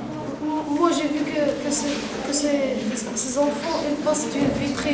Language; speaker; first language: French; non-native, learner; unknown